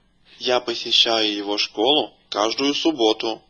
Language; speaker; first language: Russian; native; Russian